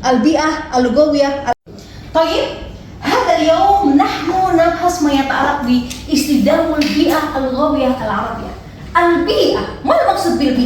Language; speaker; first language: Arabic; non-native, learner; Indonesian